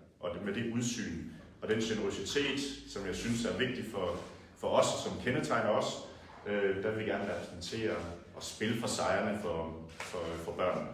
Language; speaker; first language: Danish; native; Danish